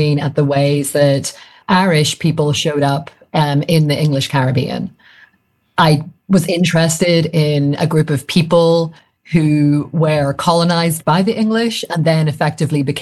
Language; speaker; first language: English; native; English